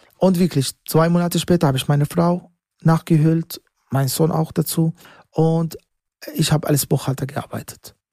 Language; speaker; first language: German; non-native, learner; Arabic